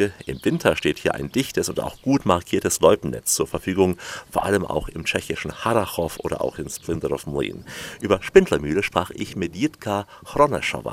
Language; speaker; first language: German; native; German